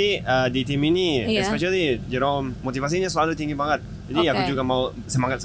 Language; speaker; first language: Indonesian; non-native, fluent; Japanese